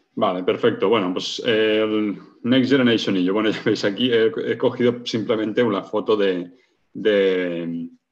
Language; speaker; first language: Spanish; native; Spanish